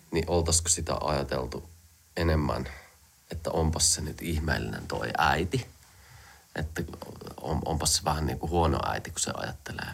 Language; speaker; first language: Finnish; native; Finnish